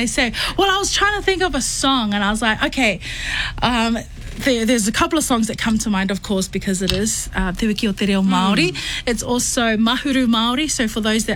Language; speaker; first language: English; native; English